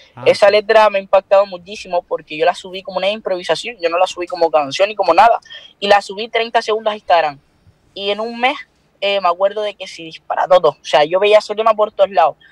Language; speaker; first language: Spanish; native; Spanish